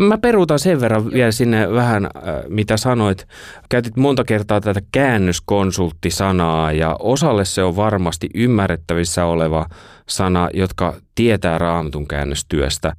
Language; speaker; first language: Finnish; native; Finnish